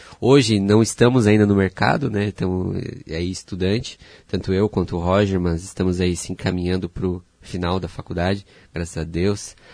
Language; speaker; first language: Portuguese; native; Portuguese